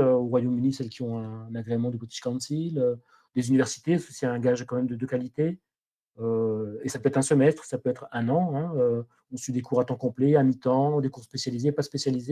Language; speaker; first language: French; native; French